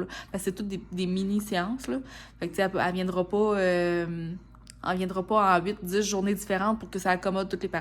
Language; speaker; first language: French; native; French